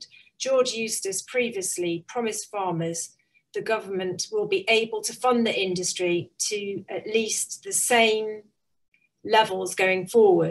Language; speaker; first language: English; native; English